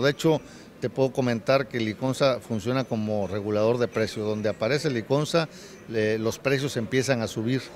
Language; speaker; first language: Spanish; native; Spanish